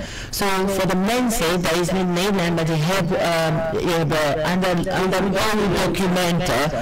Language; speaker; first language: Dutch; non-native, learner; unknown